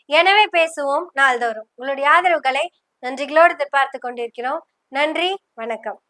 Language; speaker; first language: Tamil; non-native, local second language; Malayalam